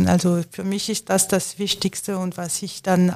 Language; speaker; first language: German; non-native, fluent; French